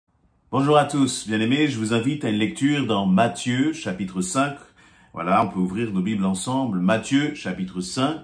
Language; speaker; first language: French; native; French